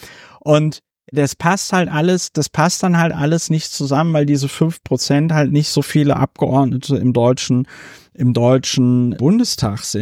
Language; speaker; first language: German; native; German